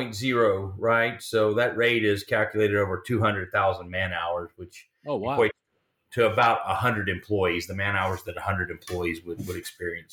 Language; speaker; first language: English; native; English